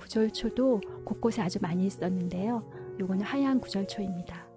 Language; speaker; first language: Korean; native; Korean